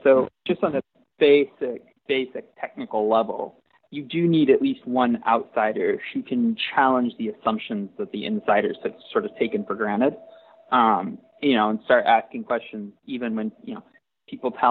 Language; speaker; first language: English; native; English